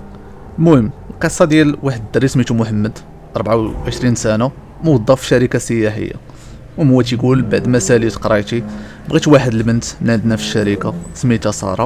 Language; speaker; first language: Arabic; native; Arabic